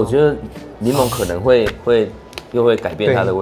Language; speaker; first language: Chinese; native; Chinese